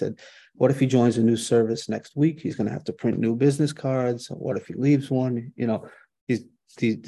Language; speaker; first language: English; native; English